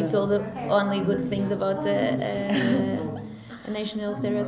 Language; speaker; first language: English; non-native, learner; Portuguese